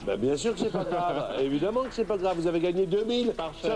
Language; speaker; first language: French; native; French